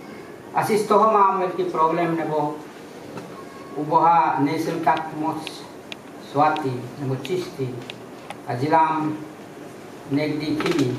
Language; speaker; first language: Czech; non-native, fluent; Ukrainian